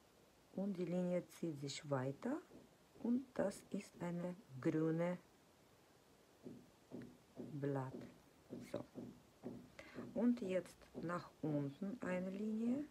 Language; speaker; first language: German; non-native, fluent; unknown